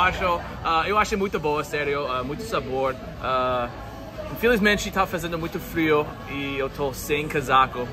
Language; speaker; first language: Portuguese; non-native, learner; English